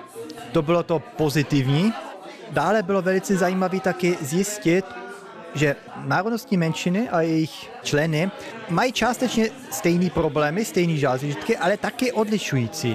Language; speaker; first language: Czech; early bilingual, heritage; Czech